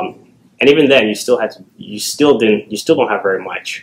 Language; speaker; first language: English; native; English